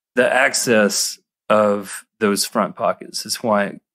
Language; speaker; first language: English; native; English